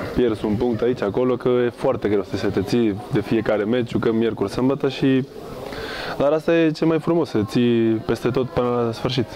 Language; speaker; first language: Romanian; non-native, fluent; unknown